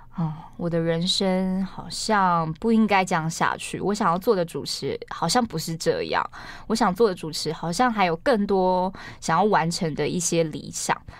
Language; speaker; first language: Chinese; native; Chinese